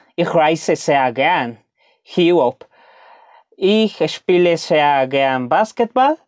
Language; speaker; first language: German; non-native, fluent; Spanish